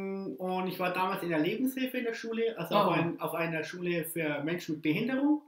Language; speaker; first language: German; early bilingual, other home language; English